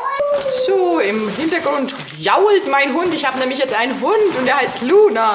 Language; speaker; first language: German; native; German